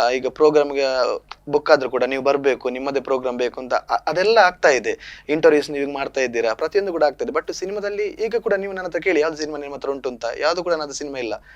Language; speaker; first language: Kannada; non-native, local second language; Tulu